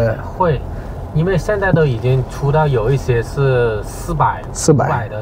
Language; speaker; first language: Chinese; native; Chinese